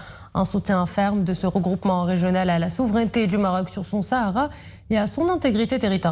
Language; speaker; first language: French; non-native, local second language; Arabic